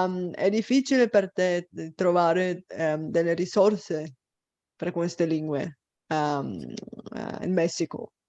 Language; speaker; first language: Italian; non-native, fluent; Bulgarian